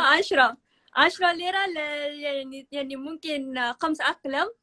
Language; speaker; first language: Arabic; non-native, learner; Malay